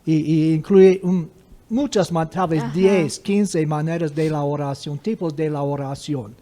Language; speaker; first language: Spanish; non-native, fluent; English